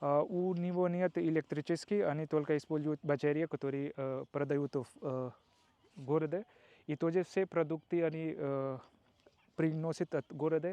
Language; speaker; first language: Russian; non-native, learner; Hindi